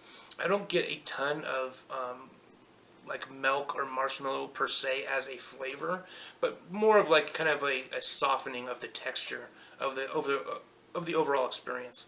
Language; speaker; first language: English; native; English